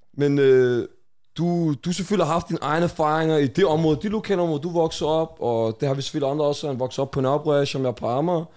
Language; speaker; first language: Danish; early bilingual, other home language; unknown